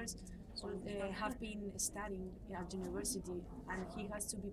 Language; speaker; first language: English; non-native, learner; Spanish